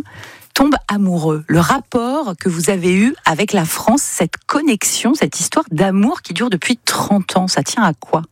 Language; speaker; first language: French; native; French